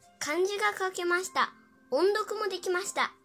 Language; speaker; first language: Japanese; non-native, learner; Chinese